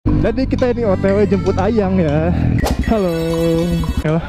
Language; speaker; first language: Indonesian; native; Indonesian